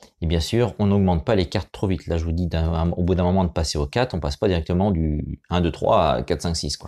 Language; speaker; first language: French; native; French